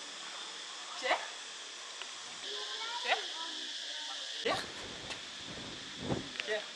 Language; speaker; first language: French; native; French